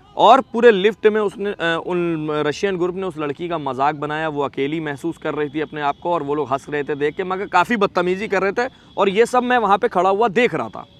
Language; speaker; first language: Hindi; native; Hindi